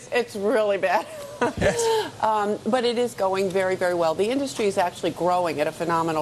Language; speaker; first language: English; native; English